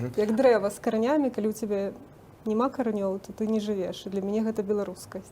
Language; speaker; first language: Belarusian; non-native, local second language; Russian